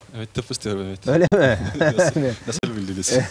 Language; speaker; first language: Turkish; non-native, fluent; Oromo